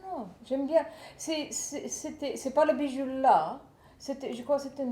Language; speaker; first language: French; non-native, learner; English